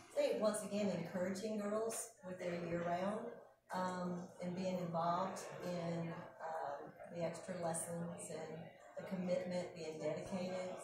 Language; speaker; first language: English; native; English